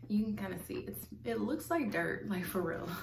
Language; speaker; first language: English; native; English